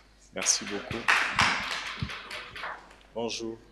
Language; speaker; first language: French; non-native, local second language; Swahili